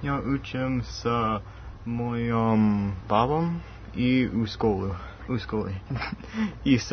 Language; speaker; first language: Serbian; non-native, learner; English